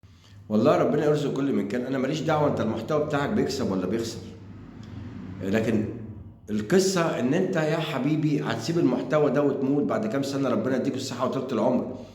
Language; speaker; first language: Arabic; native; Arabic